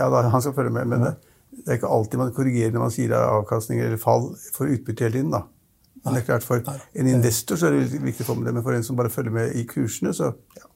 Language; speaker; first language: Norwegian; native; Norwegian